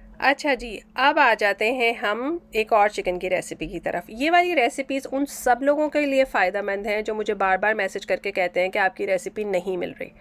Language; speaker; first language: Urdu; native; Urdu